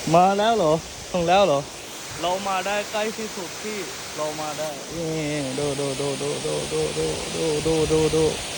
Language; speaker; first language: Thai; non-native, fluent; Punjabi